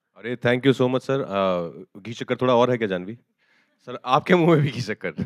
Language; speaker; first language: Hindi; native; Hindi